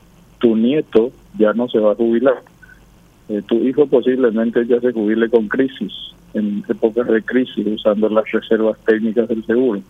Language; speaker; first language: Spanish; native; Spanish